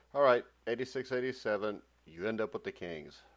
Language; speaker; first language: English; native; English